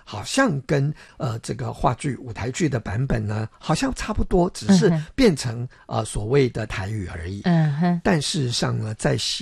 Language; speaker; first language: Chinese; non-native, local second language; Min Nan Chinese